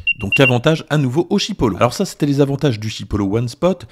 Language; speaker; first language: French; native; French